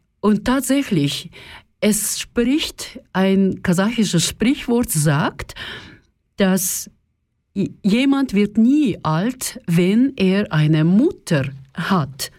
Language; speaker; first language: German; non-native, fluent; Russian